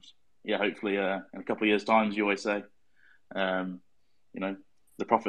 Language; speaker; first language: English; native; English